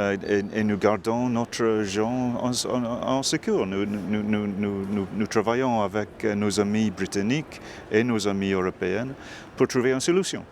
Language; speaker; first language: French; non-native, fluent; English